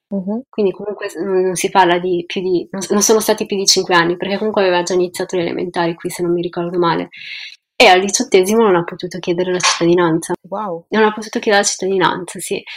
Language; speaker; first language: Italian; early bilingual, other home language; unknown